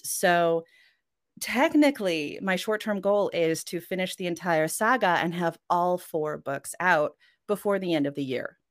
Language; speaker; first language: English; non-native, fluent; Norwegian